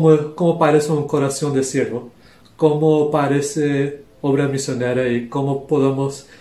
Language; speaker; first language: Spanish; non-native, local second language; English